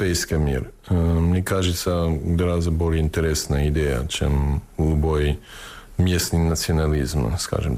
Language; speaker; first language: Russian; non-native, fluent; English